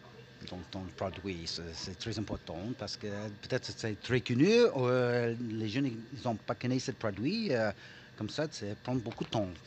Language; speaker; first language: French; non-native, local second language; English